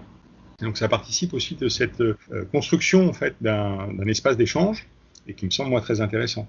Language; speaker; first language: French; native; French